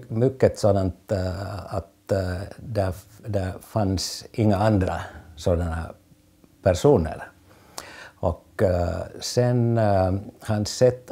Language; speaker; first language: Swedish; non-native, fluent; Finnish